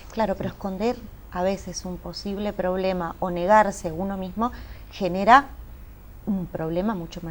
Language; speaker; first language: Spanish; native; Spanish